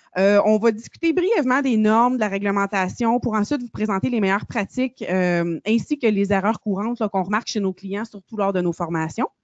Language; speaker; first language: French; native; French